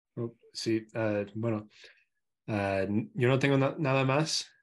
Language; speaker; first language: Spanish; non-native, fluent; English